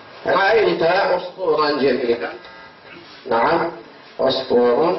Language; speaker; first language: Arabic; non-native, fluent; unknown